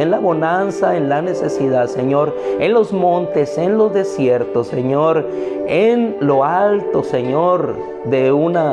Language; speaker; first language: Spanish; native; Spanish